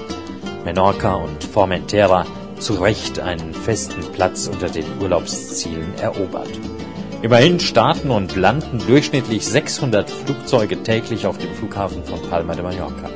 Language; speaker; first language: German; native; German